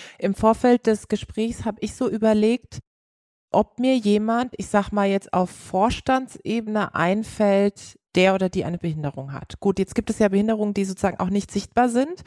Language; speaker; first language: German; early bilingual, other home language; Turkish